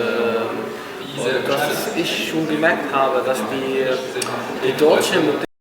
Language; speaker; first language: German; non-native, learner; Arabic